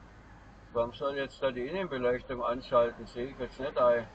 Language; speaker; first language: German; native; German